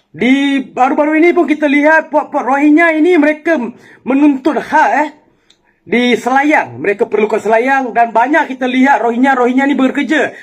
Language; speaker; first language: Malay; non-native, local second language; Tamil